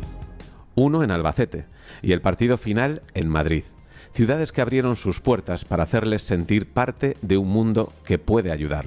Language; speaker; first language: Spanish; native; Spanish